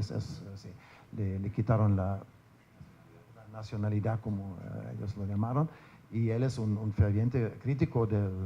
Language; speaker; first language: Spanish; non-native, fluent; German